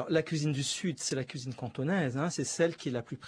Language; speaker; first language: French; native; French